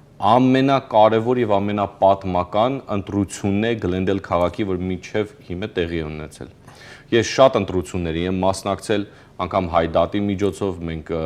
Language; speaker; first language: Armenian; early bilingual, heritage; Armenian